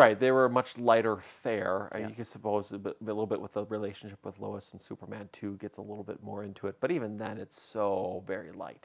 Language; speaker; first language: English; native; English